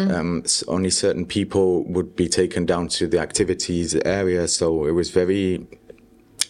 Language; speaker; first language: English; native; English